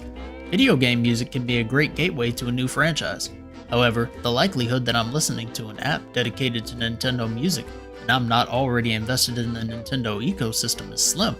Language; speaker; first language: English; native; English